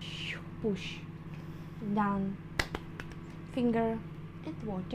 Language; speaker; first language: English; non-native, learner; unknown